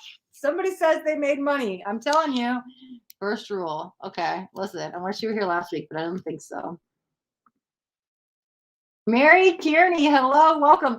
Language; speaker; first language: English; native; English